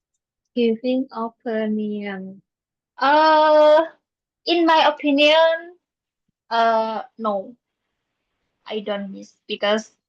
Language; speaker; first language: English; non-native, learner; Indonesian